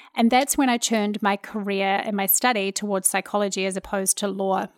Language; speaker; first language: English; native; English